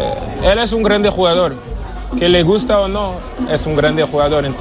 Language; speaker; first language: Spanish; non-native, fluent; French